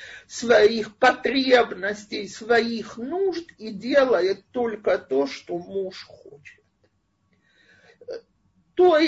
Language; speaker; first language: Russian; native; Russian